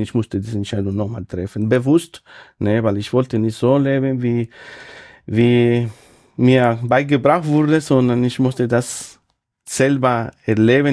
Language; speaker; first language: German; non-native, fluent; Spanish